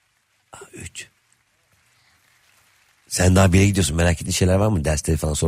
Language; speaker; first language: Turkish; native; Turkish